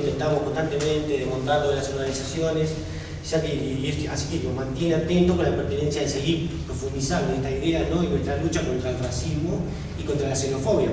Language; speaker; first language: Spanish; native; Spanish